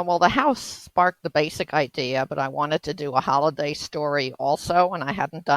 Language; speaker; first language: English; native; English